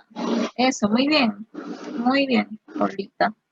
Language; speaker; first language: Spanish; native; Spanish